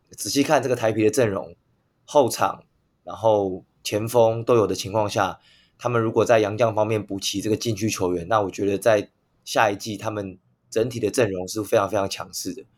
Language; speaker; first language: Chinese; native; Chinese